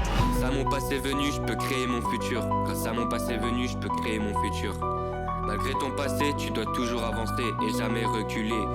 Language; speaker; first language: French; native; French